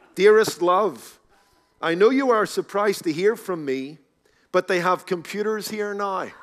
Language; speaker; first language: English; native; English